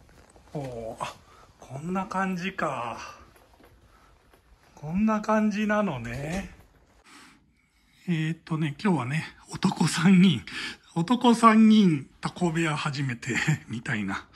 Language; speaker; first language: Japanese; native; Japanese